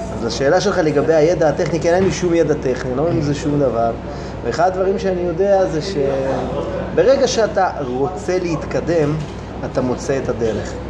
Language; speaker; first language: Hebrew; early bilingual, other home language; Russian